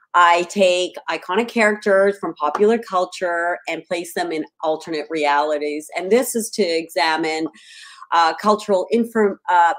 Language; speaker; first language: English; native; English